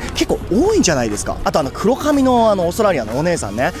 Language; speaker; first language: Japanese; native; Japanese